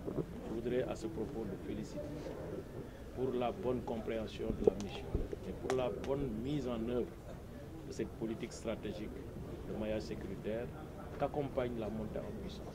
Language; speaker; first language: French; non-native, local second language; Wolof